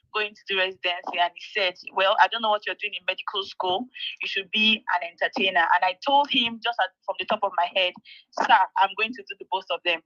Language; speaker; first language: English; non-native, local second language; Igbo